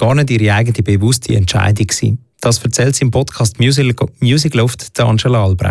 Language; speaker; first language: German; native; German